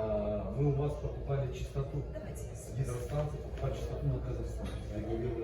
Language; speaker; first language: Russian; non-native, local second language; Turkmen